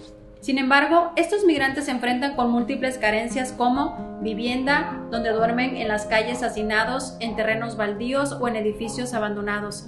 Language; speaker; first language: Spanish; native; Spanish